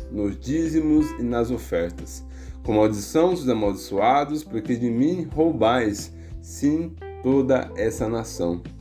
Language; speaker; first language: Portuguese; native; Portuguese